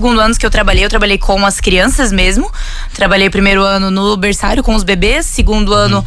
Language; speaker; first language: Portuguese; native; Portuguese